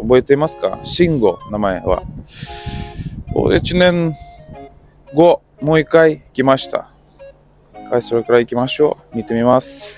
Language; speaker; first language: Japanese; non-native, learner; Russian